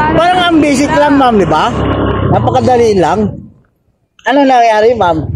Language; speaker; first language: Filipino; native; Filipino